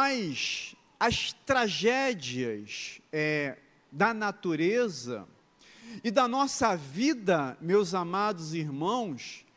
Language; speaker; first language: Portuguese; native; Portuguese